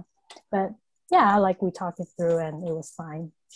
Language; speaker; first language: English; non-native, local second language; Cantonese